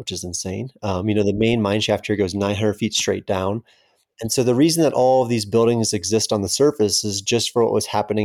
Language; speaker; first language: English; native; English